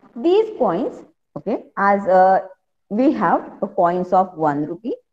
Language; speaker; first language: English; non-native, local second language; Marathi